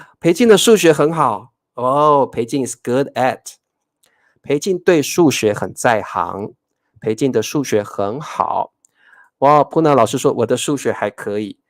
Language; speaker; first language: Chinese; native; Chinese